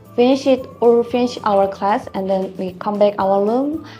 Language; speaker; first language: English; non-native, learner; Korean